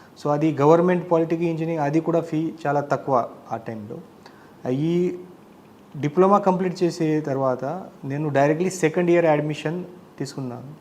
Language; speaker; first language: Telugu; non-native, learner; Marathi